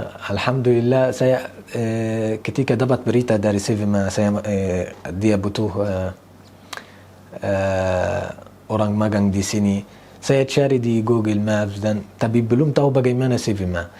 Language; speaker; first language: Indonesian; non-native, fluent; Arabic